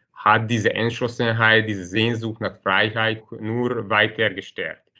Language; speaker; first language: German; non-native, fluent; Hungarian